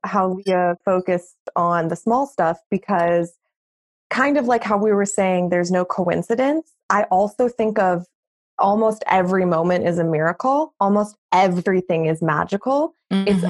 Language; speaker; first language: English; native; English